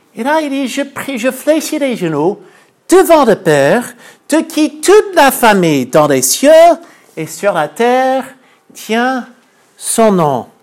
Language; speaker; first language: French; non-native, fluent; English